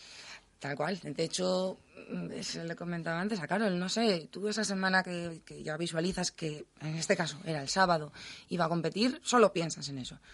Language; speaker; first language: Spanish; native; Spanish